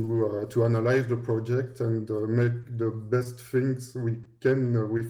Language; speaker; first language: English; non-native, fluent; French